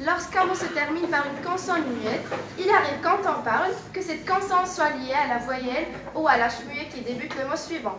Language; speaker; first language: French; non-native, learner; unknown